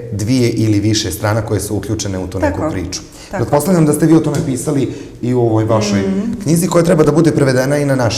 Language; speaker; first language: Bosnian; native; Bosnian